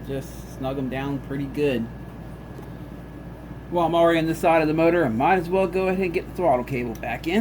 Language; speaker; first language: English; native; English